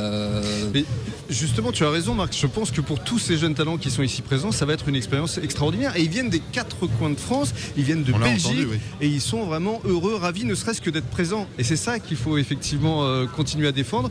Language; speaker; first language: French; native; French